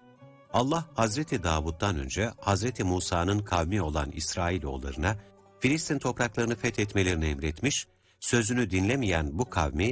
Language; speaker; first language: Turkish; native; Turkish